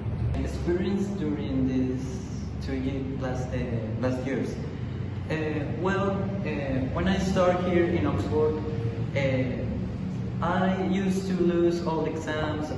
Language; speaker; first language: English; non-native, learner; Spanish